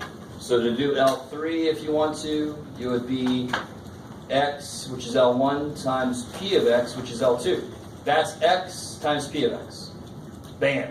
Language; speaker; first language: English; native; English